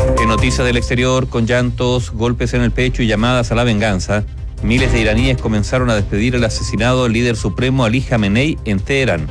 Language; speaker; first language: Spanish; native; Spanish